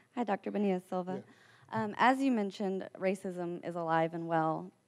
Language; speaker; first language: English; native; English